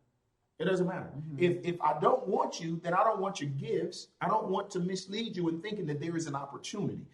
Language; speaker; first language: English; native; English